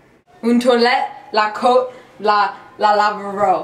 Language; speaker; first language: French; non-native, learner; English